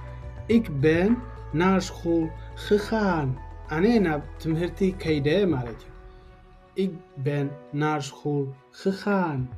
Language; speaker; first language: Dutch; non-native, learner; Tigrinya